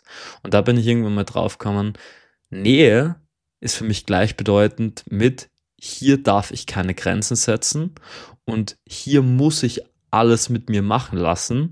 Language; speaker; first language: German; native; German